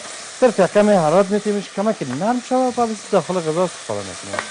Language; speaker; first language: Persian; native; Persian